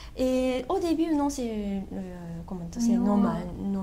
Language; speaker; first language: French; non-native, learner; Japanese